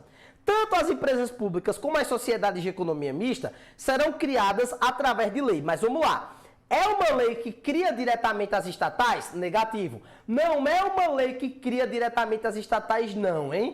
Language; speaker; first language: Portuguese; native; Portuguese